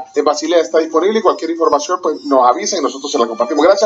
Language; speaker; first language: Spanish; native; Spanish